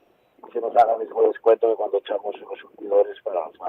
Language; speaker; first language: Spanish; native; Spanish